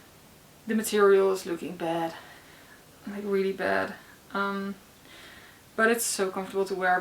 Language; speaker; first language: English; non-native, fluent; Dutch